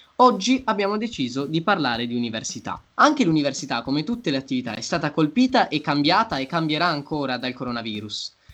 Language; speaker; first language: Italian; native; Italian